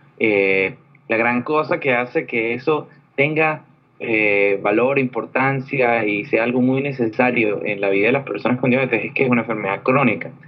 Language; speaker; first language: Spanish; native; Spanish